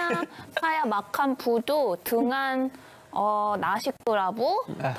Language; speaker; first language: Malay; non-native, learner; Korean